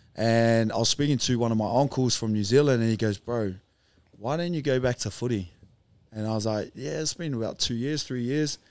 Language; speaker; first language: English; native; English